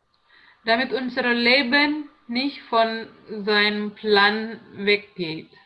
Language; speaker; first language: German; non-native, learner; Indonesian